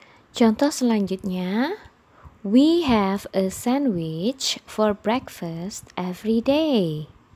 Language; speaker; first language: English; non-native, fluent; Indonesian